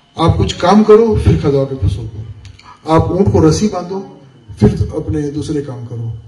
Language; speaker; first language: Urdu; non-native, local second language; Memoni